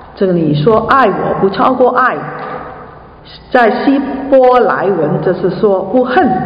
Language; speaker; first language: Chinese; non-native, local second language; Cantonese